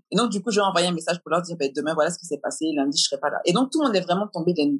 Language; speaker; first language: French; native; French